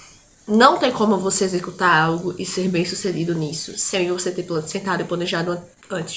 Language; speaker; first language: Portuguese; native; Portuguese